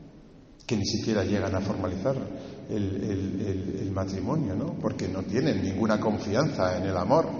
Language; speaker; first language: Spanish; native; Spanish